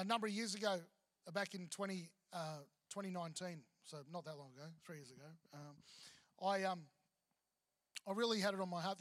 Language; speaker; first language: English; native; English